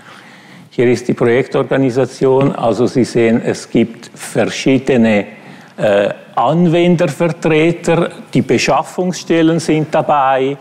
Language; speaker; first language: German; non-native, fluent; Italian